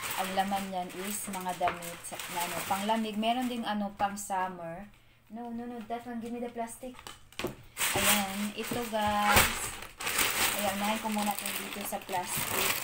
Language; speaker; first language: Filipino; native; Filipino